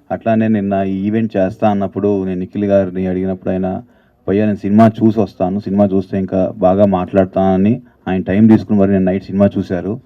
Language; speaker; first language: Telugu; native; Telugu